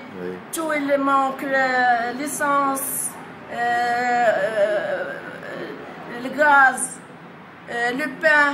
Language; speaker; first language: French; non-native, learner; Arabic